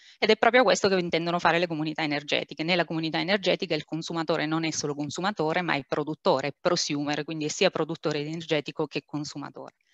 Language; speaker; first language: Italian; native; Italian